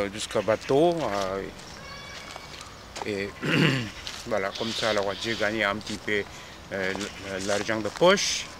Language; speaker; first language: French; non-native, fluent; Korean